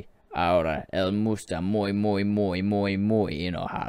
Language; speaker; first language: Spanish; non-native, learner; English